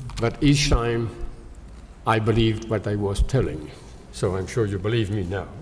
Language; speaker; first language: English; non-native, local second language; French